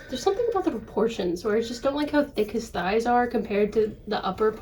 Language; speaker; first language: English; native; English